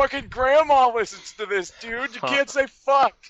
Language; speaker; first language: English; native; English